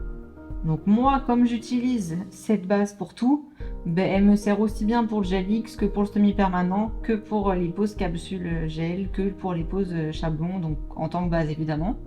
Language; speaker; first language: French; native; French